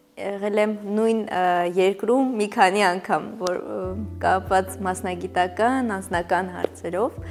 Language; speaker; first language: Armenian; native; Armenian